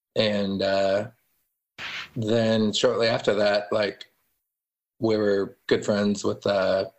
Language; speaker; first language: English; native; English